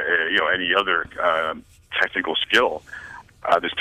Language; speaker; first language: English; native; English